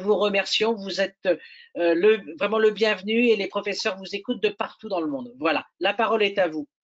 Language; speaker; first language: French; native; French